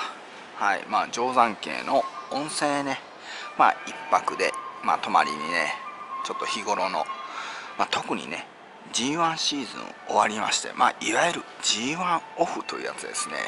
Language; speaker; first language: Japanese; native; Japanese